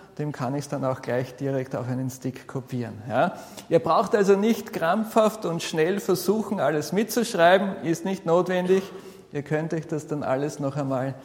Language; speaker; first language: German; native; German